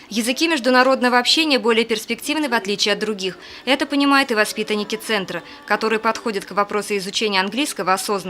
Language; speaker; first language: Russian; native; Russian